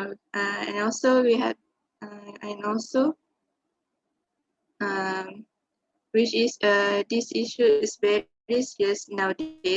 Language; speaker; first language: English; non-native, local second language; Malay